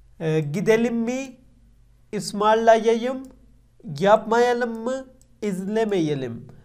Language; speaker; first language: Turkish; non-native, learner; Urdu